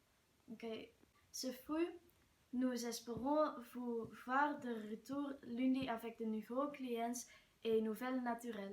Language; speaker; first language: French; non-native, learner; Dutch